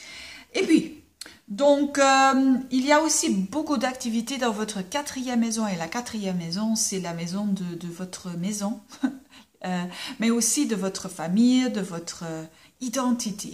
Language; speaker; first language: French; non-native, local second language; Dutch